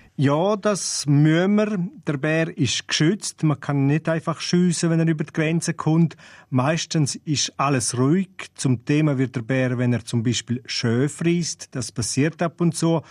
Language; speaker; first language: German; non-native, local second language; Romansh